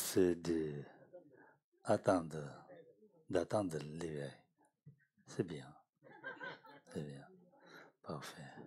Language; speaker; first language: French; non-native, learner; Tibetan